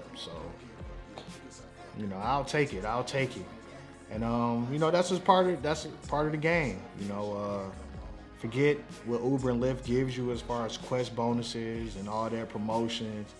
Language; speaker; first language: English; native; English